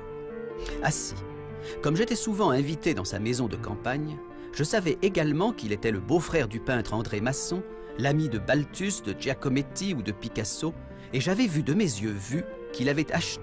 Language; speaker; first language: French; native; French